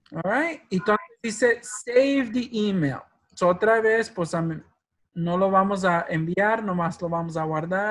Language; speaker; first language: Spanish; early bilingual, heritage; Spanish